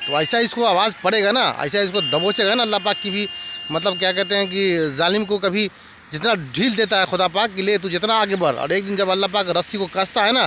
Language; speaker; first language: Hindi; native; Hindi